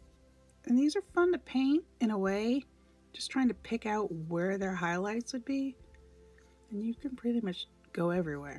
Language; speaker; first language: English; native; English